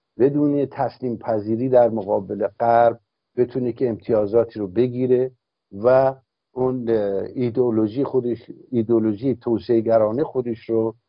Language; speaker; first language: Persian; native; Persian